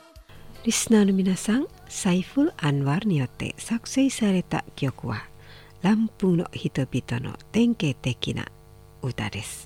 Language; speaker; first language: Japanese; non-native, fluent; Indonesian